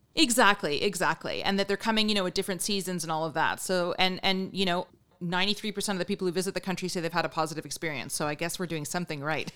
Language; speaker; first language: English; native; English